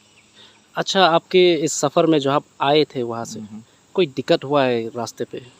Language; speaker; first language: Hindi; non-native, local second language; Khasi